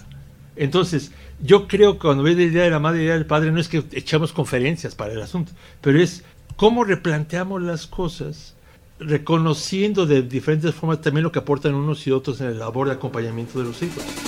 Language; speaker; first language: Spanish; native; Spanish